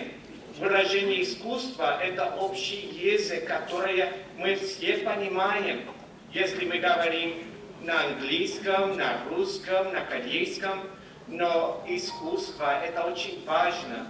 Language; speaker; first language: Russian; non-native, fluent; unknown